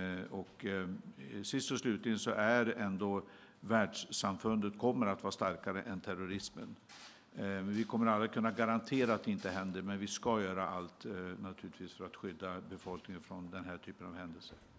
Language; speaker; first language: Swedish; native; Swedish